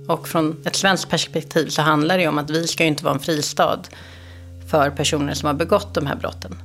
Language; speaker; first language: Swedish; native; Swedish